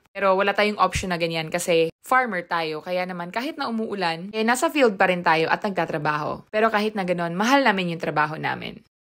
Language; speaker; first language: Filipino; non-native, local second language; Cebuano